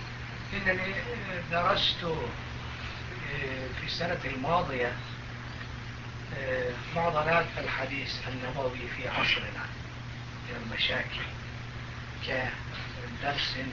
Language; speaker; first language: Arabic; non-native, fluent; Turkish